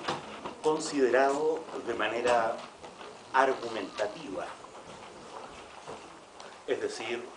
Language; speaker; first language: Spanish; native; Spanish